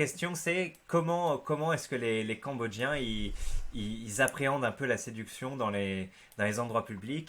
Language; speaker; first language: French; native; French